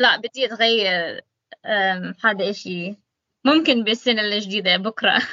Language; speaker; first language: Arabic; non-native, learner; English